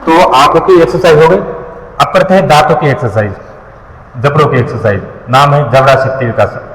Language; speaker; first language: Hindi; non-native, local second language; Marathi